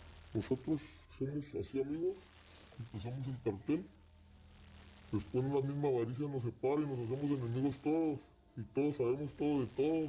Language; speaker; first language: Spanish; native; Spanish